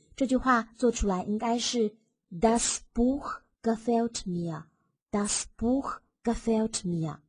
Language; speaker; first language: German; non-native, fluent; Chinese